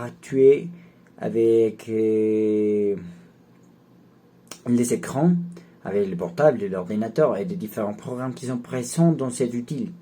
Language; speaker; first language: French; non-native, learner; Spanish